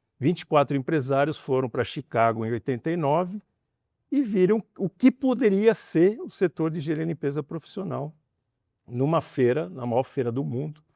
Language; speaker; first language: Portuguese; native; Portuguese